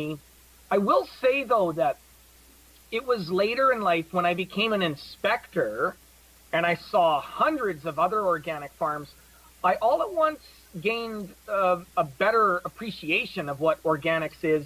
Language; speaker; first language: English; native; English